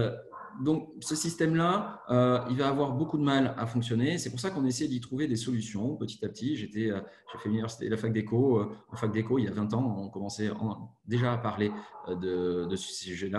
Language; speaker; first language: French; native; French